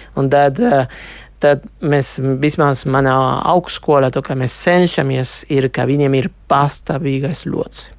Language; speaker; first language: Latvian; non-native, local second language; Russian